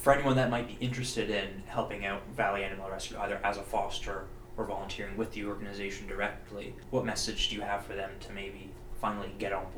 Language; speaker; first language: English; native; English